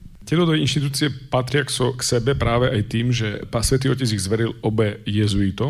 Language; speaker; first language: Slovak; native; Slovak